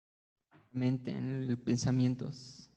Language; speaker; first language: Spanish; native; Spanish